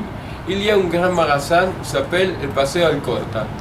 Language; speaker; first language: French; non-native, learner; Spanish